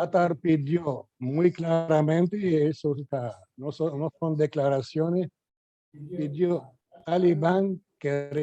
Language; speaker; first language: Spanish; non-native, fluent; Arabic